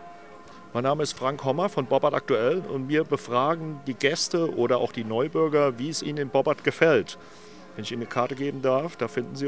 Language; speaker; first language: German; native; German